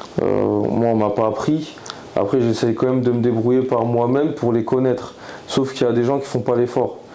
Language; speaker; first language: French; native; French